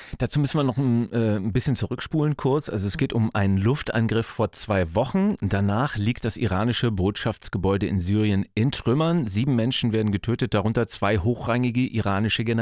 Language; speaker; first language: German; native; German